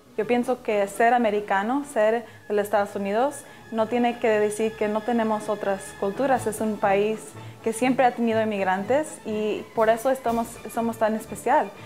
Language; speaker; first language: Spanish; early bilingual, heritage; English